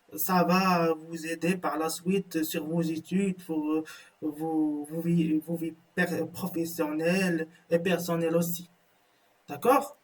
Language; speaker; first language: French; non-native, local second language; Arabic